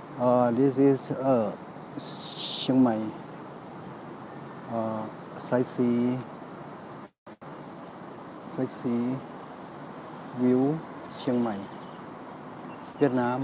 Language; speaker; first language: English; non-native, learner; Thai